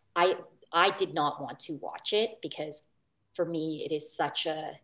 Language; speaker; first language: English; native; English